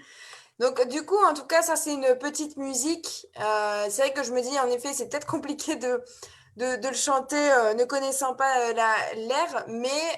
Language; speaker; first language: French; native; French